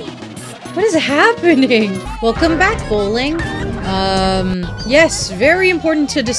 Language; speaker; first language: English; native; English